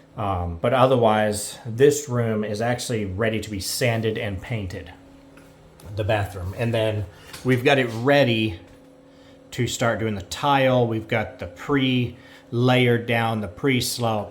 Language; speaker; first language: English; native; English